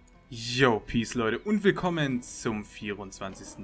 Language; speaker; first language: German; native; German